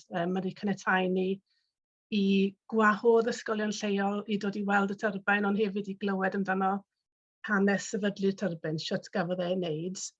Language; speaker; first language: Welsh; native; Welsh